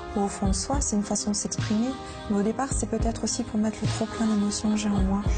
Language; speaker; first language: French; native; French